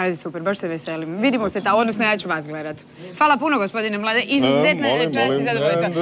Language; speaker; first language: Bosnian; native; Bosnian